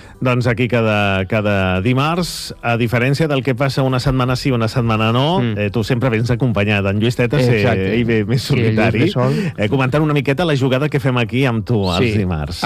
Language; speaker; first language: Catalan; native; Catalan